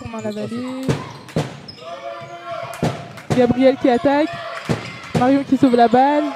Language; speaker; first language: French; native; French